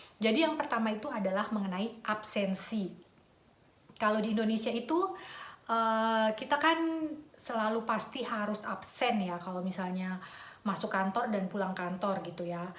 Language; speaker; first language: Indonesian; native; Indonesian